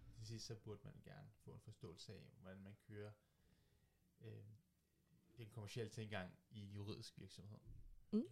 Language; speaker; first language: Danish; early bilingual, other home language; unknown